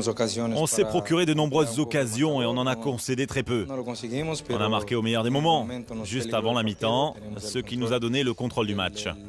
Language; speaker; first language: French; native; French